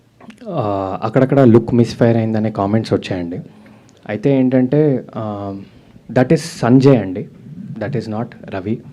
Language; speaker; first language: Telugu; native; Telugu